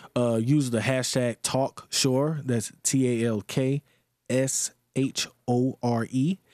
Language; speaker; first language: English; native; English